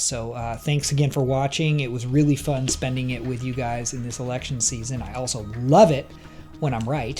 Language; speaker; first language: English; native; English